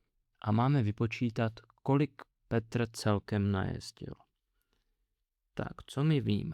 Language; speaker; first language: Czech; native; Czech